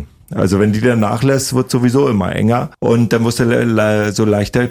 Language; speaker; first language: German; native; German